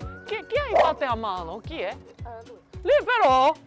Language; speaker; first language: Italian; non-native, learner; Korean